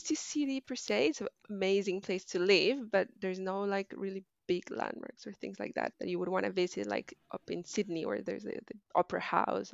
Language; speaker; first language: English; non-native, fluent; Spanish